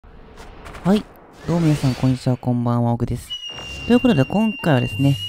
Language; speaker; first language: Japanese; native; Japanese